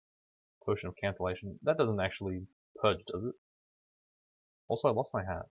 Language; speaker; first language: English; native; English